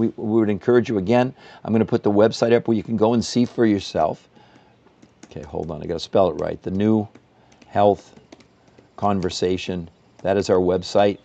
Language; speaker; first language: English; native; English